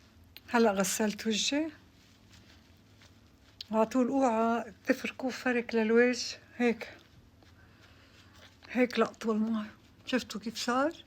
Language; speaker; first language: Arabic; native; Arabic